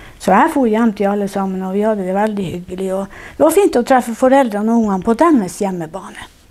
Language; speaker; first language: Norwegian; native; Norwegian